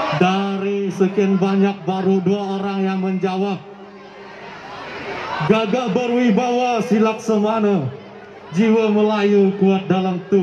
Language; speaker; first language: Indonesian; native; Indonesian